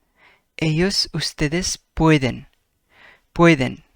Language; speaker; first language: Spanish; non-native, fluent; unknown